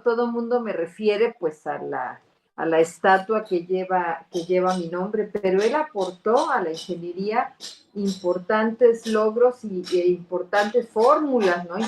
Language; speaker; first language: Spanish; native; Spanish